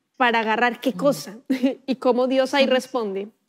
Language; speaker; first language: Spanish; native; Spanish